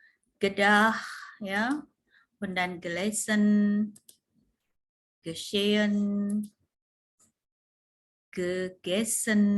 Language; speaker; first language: German; non-native, fluent; Indonesian